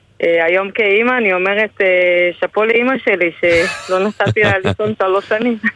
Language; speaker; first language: Hebrew; early bilingual, other home language; Spanish